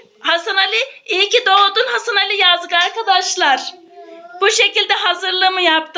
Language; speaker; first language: Turkish; native; Turkish